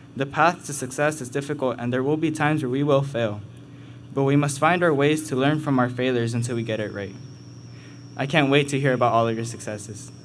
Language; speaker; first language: English; early bilingual, other home language; Spanish